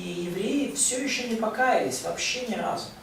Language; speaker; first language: Russian; native; Russian